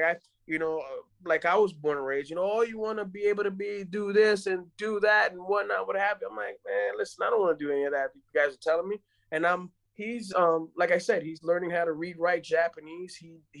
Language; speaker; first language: English; non-native, fluent; Spanish